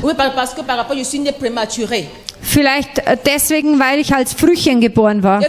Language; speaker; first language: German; non-native, fluent; French